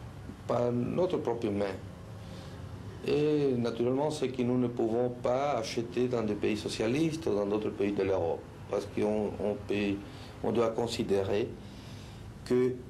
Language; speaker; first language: French; non-native, fluent; Spanish